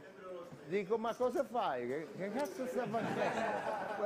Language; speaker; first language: Italian; non-native, learner; Russian